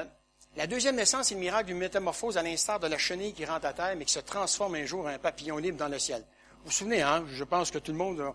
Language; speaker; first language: French; native; French